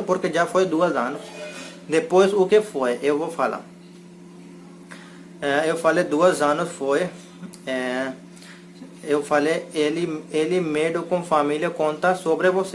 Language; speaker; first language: Portuguese; non-native, learner; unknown